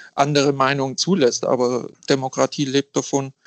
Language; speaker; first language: German; native; German